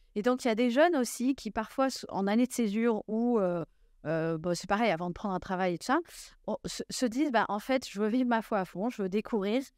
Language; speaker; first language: French; native; French